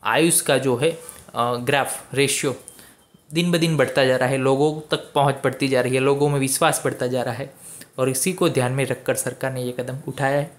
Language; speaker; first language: Hindi; non-native, local second language; Gujarati